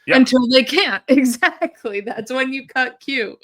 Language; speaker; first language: English; native; English